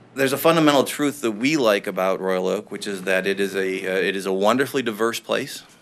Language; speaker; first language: English; native; English